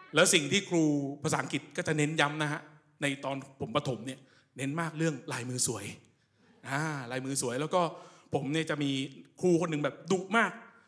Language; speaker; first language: Thai; native; Thai